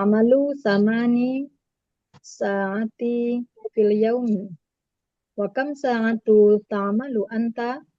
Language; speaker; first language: Arabic; non-native, learner; Indonesian